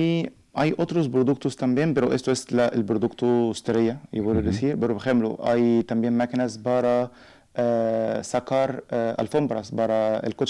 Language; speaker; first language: Spanish; non-native, learner; Arabic